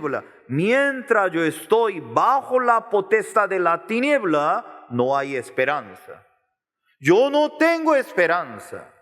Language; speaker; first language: Spanish; non-native, learner; Korean